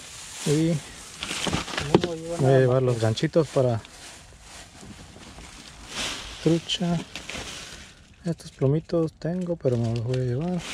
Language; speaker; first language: Spanish; native; Spanish